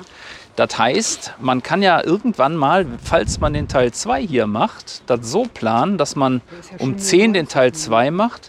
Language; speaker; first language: German; native; German